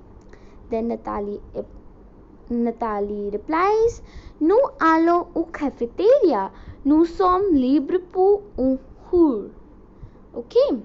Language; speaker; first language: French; non-native, learner; Hindi